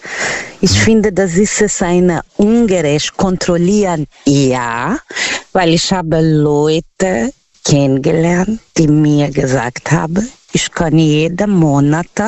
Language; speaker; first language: German; non-native, fluent; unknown